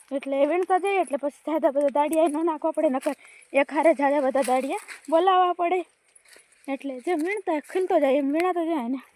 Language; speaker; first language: Gujarati; native; Gujarati